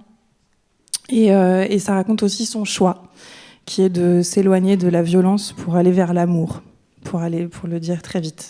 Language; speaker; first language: French; native; French